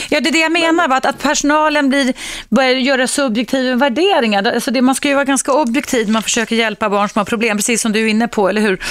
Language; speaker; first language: Swedish; native; Swedish